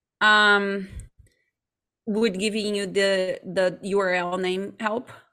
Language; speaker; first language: English; non-native, fluent; Portuguese